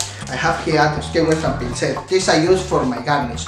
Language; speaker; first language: English; non-native, learner; Spanish